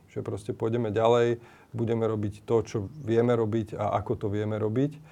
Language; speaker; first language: Slovak; native; Slovak